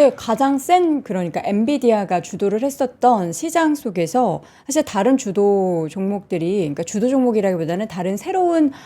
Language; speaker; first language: Korean; native; Korean